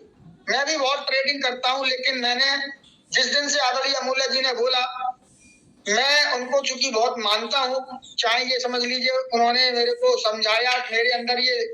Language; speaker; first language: Hindi; native; Hindi